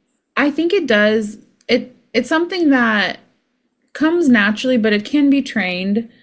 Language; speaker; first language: English; native; English